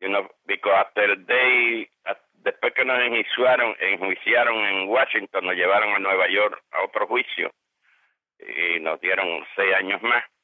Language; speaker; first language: Spanish; native; Spanish